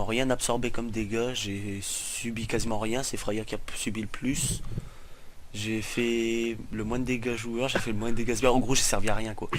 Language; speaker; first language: French; native; French